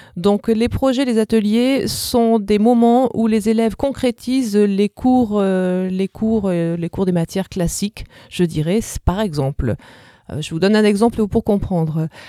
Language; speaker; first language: French; native; French